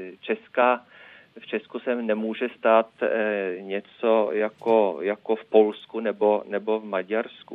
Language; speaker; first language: Czech; non-native, fluent; Norwegian